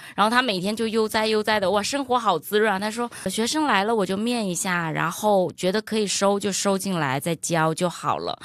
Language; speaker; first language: Chinese; native; Chinese